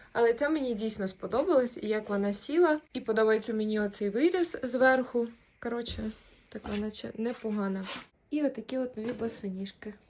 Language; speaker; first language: Ukrainian; native; Ukrainian